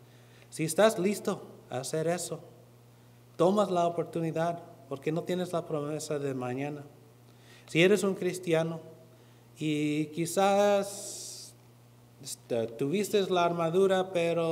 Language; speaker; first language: Spanish; non-native, learner; English